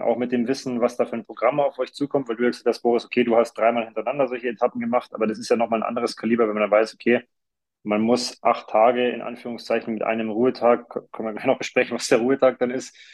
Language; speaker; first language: German; native; German